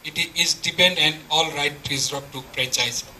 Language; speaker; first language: English; non-native, local second language; Nepali